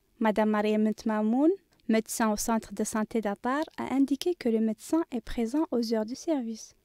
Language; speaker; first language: French; non-native, local second language; Arabic